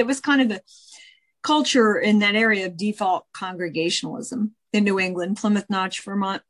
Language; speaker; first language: English; native; English